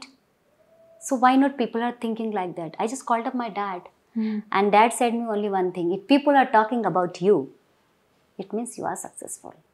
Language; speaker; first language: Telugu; non-native, local second language; Hindi